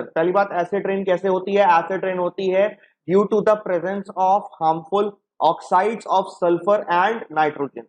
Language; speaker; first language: English; non-native, local second language; Hindi